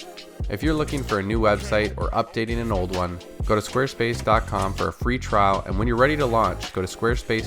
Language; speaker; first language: English; native; English